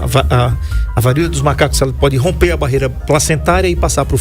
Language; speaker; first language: Portuguese; native; Portuguese